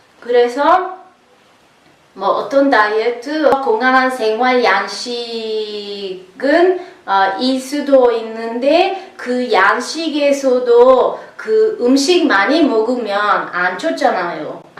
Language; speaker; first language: Korean; non-native, learner; Italian